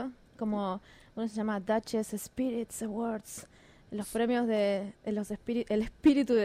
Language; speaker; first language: Spanish; native; Spanish